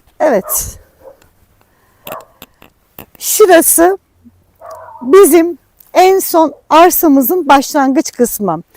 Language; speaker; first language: Turkish; native; Turkish